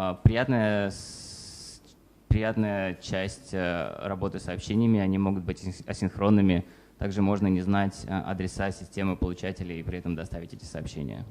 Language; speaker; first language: Russian; native; Russian